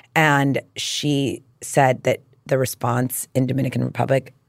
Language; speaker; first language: English; native; English